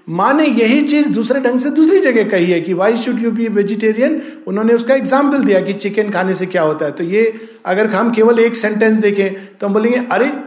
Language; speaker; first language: Hindi; native; Hindi